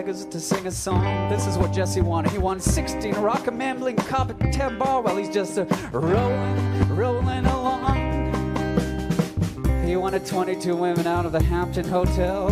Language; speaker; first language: English; early bilingual, heritage; English